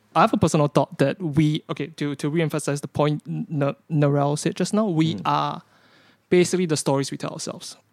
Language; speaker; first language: English; native; English